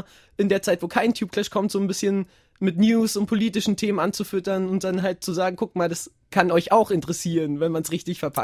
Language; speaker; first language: German; native; German